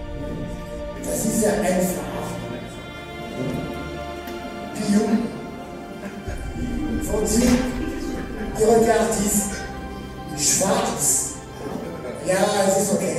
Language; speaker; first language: German; non-native, learner; French